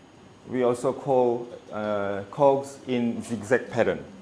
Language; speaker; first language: English; non-native, fluent; Korean